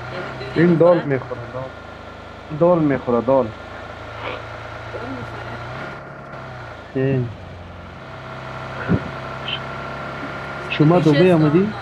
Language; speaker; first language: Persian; non-native, learner; Urdu